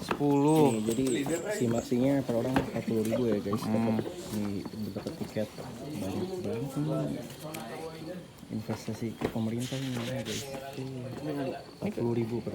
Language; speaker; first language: Indonesian; native; Indonesian